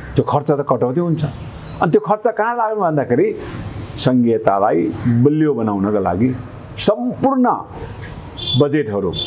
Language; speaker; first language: Nepali; non-native, local second language; Sherpa